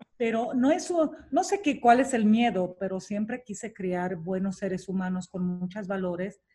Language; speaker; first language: Spanish; non-native, fluent; Romanian